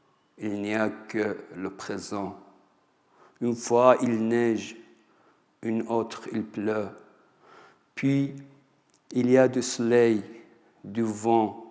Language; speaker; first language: French; non-native, fluent; Persian